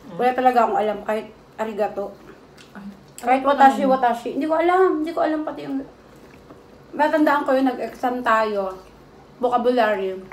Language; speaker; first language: Filipino; native; Filipino